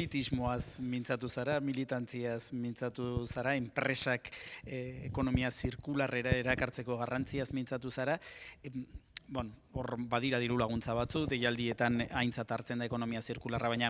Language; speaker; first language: Basque; native; Basque